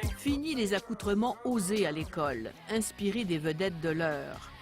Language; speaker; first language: French; native; French